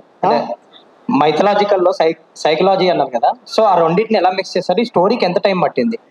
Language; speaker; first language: Telugu; native; Telugu